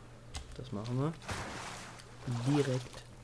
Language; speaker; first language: German; native; German